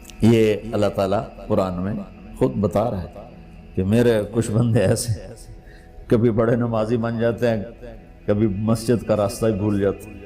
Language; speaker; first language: Urdu; non-native, local second language; Punjabi